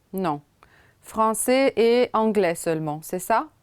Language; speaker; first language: French; non-native, fluent; Romanian